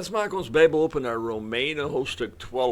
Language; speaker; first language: Dutch; non-native, fluent; English